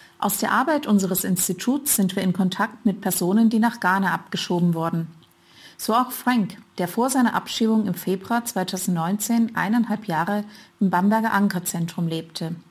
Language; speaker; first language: German; native; German